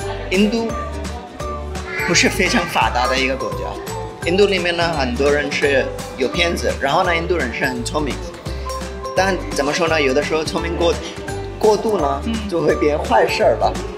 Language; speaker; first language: Chinese; non-native, fluent; Hindi